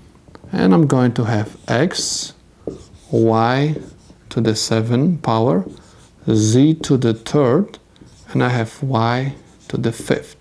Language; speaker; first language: English; non-native, fluent; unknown